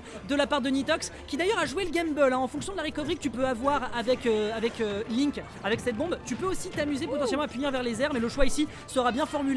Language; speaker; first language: French; native; French